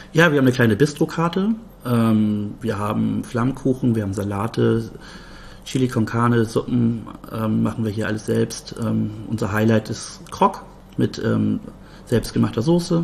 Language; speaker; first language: German; native; German